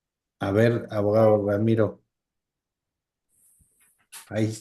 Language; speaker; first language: Spanish; native; Spanish